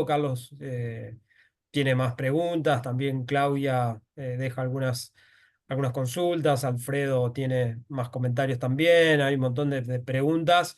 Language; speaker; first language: Spanish; native; Spanish